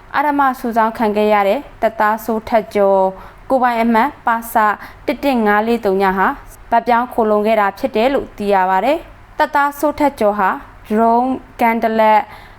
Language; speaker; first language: Burmese; native; Burmese